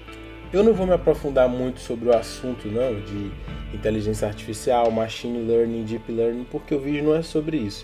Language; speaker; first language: Portuguese; native; Portuguese